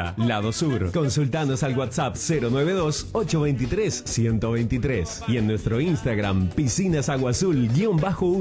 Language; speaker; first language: Spanish; native; Spanish